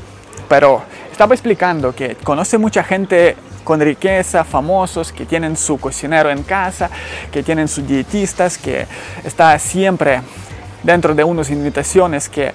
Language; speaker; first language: Spanish; non-native, fluent; Ukrainian